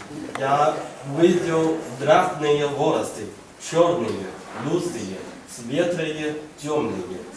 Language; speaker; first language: Russian; non-native, learner; Chinese